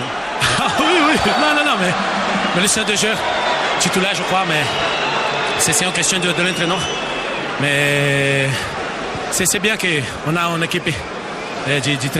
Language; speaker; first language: French; non-native, learner; Portuguese